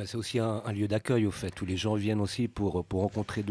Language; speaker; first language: French; native; French